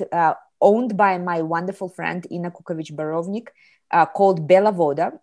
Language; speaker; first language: English; non-native, fluent; Kazakh